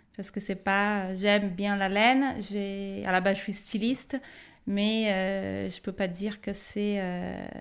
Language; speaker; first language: French; non-native, fluent; Portuguese